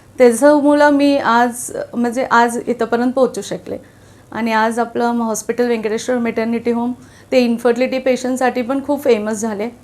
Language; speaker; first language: Marathi; non-native, local second language; Telugu